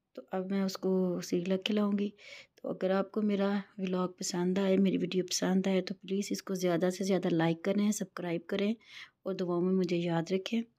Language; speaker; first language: Urdu; non-native, local second language; Punjabi